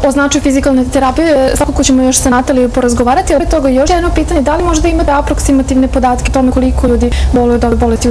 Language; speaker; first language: Serbian; native; Serbian